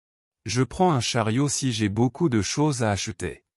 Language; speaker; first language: French; non-native, local second language; Arabic